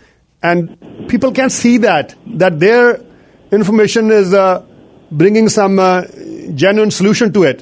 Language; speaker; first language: English; non-native, local second language; Punjabi